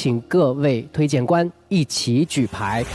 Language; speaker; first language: Chinese; native; Chinese